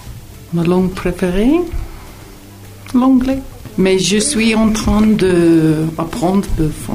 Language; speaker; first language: French; non-native, learner; English